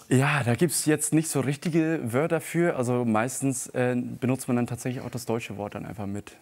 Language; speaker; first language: German; non-native, local second language; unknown